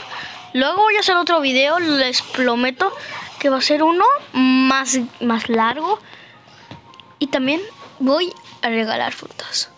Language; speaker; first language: Spanish; native; Spanish